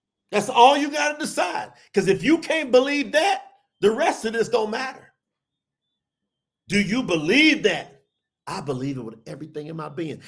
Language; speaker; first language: English; native; English